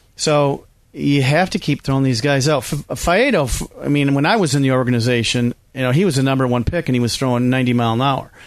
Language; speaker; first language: English; native; English